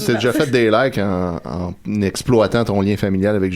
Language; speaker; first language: French; native; French